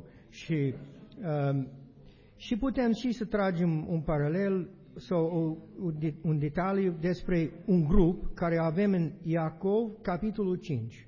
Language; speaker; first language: Romanian; non-native, learner; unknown